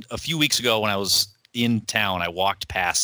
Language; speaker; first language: English; native; English